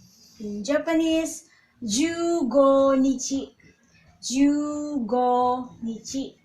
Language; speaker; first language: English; non-native, local second language; Filipino